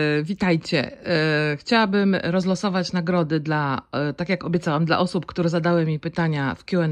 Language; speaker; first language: Polish; native; Polish